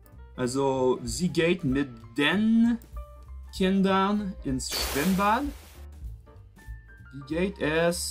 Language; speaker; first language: German; non-native, fluent; French